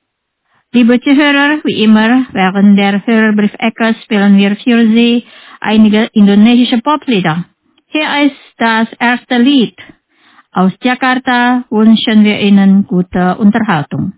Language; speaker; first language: German; non-native, fluent; Indonesian